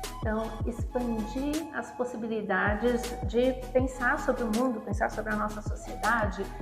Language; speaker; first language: Portuguese; native; Portuguese